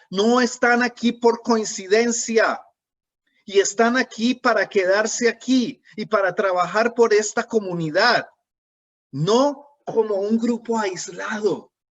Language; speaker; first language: Spanish; native; Spanish